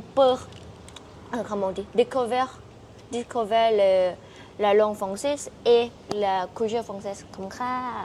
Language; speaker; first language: French; non-native, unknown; Thai